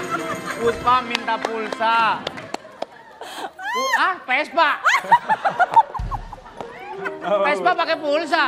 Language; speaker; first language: Indonesian; native; Indonesian